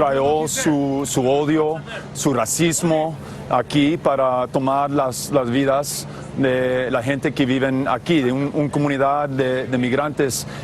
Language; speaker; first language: Spanish; non-native, fluent; English